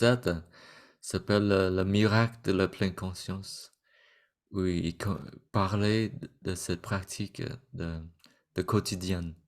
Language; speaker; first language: French; non-native, fluent; Vietnamese